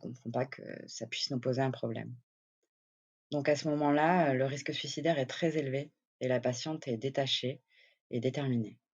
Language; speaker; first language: French; native; French